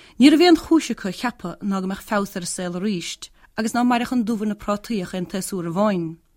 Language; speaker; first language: Irish; native; Irish